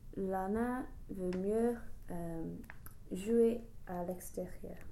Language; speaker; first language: French; non-native, learner; English